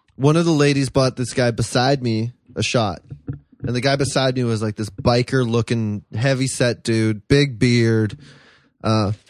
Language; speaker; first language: English; native; English